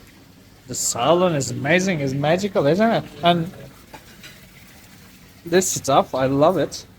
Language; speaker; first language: English; non-native, learner; Turkish